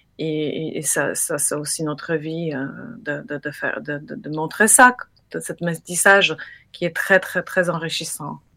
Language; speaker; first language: French; non-native, fluent; Polish